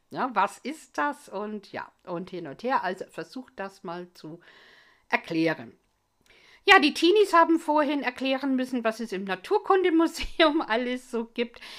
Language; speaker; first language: German; non-native, fluent; English